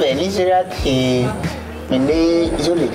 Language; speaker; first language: Vietnamese; non-native, learner; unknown